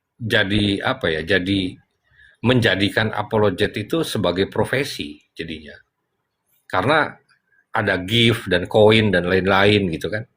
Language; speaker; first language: Indonesian; native; Indonesian